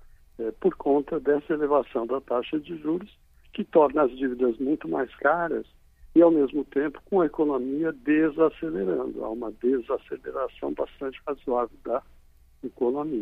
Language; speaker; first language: Portuguese; native; Portuguese